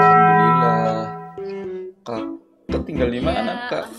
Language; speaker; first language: Indonesian; native; Indonesian